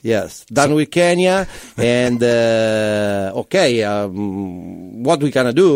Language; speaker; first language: English; non-native, learner; Italian